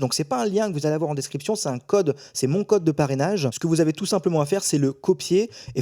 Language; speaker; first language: French; native; French